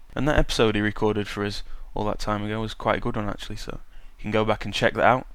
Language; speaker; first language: English; native; English